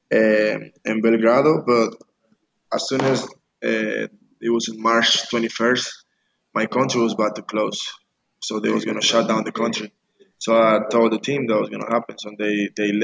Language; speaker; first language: English; non-native, fluent; Spanish